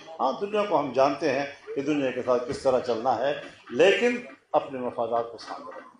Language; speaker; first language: Urdu; non-native, local second language; Pashto